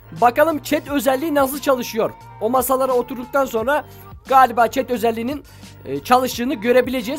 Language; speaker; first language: Turkish; native; Turkish